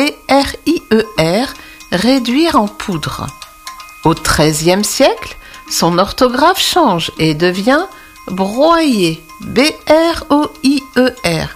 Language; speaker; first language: French; native; French